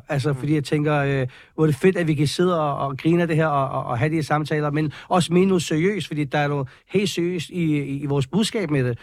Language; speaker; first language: Danish; early bilingual, other home language; Persian